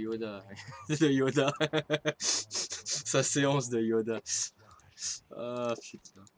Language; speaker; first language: French; native; French